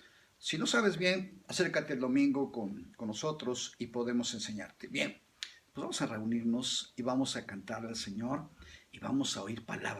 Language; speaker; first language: Spanish; native; Spanish